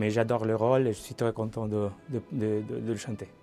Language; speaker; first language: French; non-native, fluent; Spanish